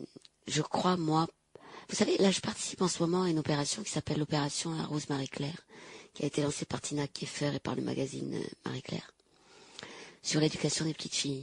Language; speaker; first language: French; native; French